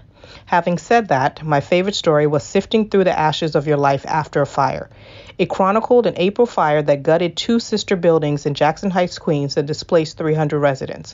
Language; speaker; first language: English; native; English